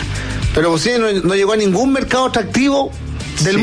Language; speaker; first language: Spanish; native; Spanish